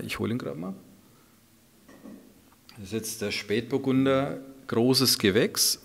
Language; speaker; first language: German; native; German